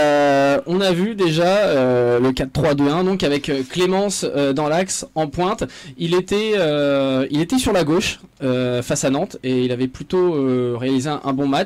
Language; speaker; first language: French; native; French